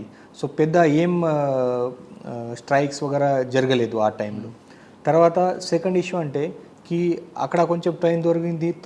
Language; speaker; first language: Telugu; non-native, fluent; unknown